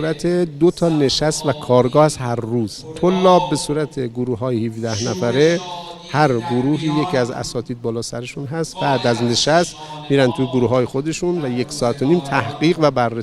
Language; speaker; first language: Persian; native; Persian